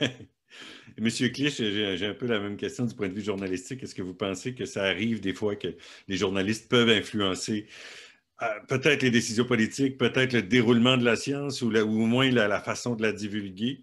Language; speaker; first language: French; native; French